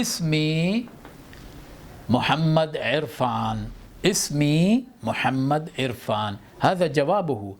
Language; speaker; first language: Arabic; non-native, fluent; Urdu